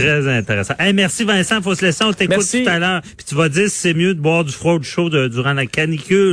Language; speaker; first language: French; native; French